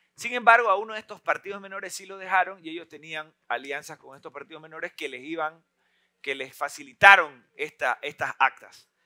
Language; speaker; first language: Spanish; native; Spanish